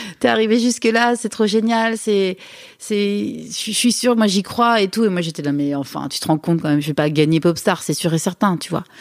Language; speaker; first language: French; native; French